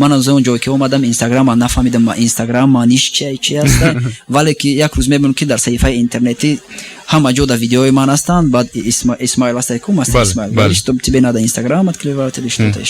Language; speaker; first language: Persian; non-native, local second language; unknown